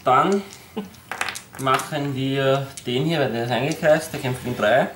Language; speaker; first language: German; native; German